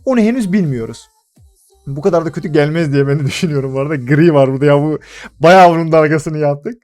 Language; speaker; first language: Turkish; native; Turkish